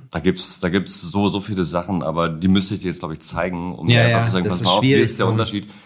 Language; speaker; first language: German; native; German